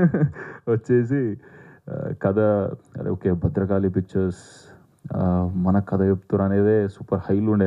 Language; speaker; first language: Telugu; native; Telugu